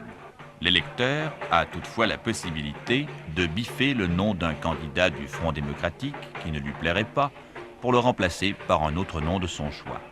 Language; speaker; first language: French; native; French